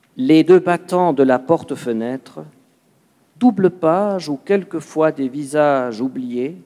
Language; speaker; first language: Spanish; non-native, fluent; Swiss German